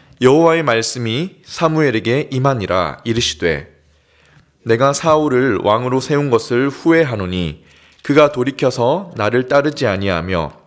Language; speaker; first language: Korean; native; Korean